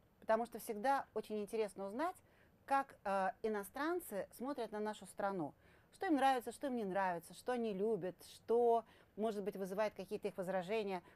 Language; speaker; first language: Russian; native; Russian